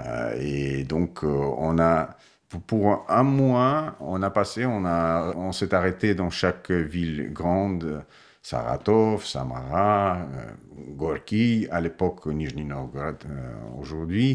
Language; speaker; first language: French; non-native, fluent; Russian